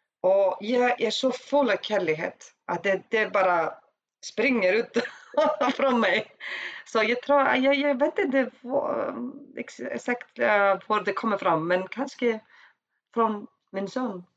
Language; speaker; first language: Swedish; non-native, learner; Icelandic